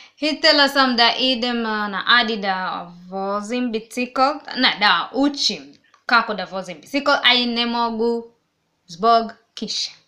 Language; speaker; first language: Serbian; non-native, learner; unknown